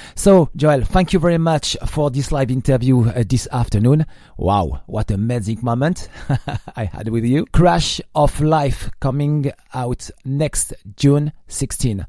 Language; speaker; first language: English; non-native, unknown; French